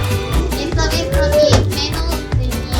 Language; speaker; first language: Spanish; non-native, fluent; Korean